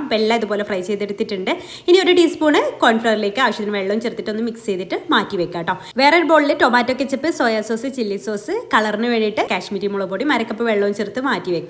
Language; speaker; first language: Malayalam; native; Malayalam